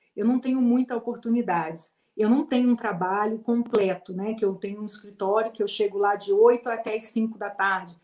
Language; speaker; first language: Portuguese; native; Portuguese